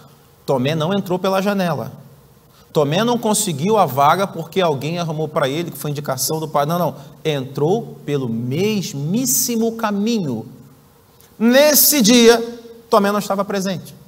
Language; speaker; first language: Portuguese; native; Portuguese